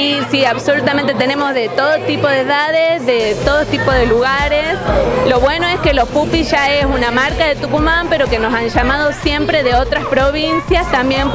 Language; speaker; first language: Spanish; native; Spanish